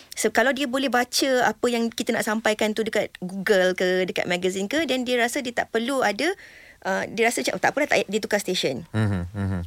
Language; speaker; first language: Malay; native; Malay